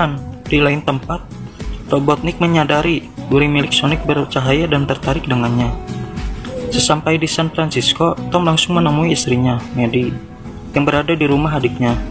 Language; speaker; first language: Indonesian; native; Indonesian